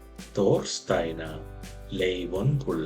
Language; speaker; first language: Finnish; non-native, fluent; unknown